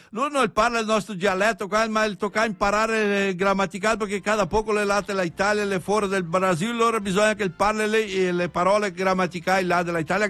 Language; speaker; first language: Italian; early bilingual, heritage; Venetian